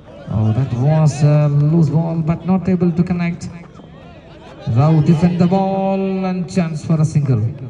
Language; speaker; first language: English; non-native, local second language; Malayalam